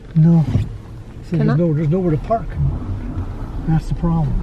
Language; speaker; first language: English; native; English